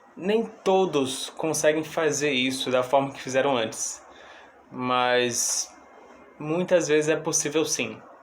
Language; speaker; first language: Portuguese; non-native, fluent; English